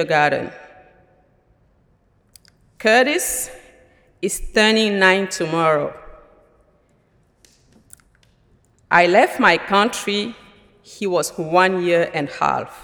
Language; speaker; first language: English; non-native, local second language; French